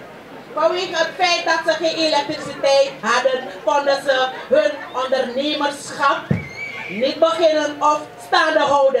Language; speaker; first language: Dutch; non-native, local second language; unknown